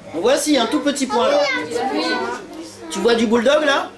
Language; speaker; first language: French; native; French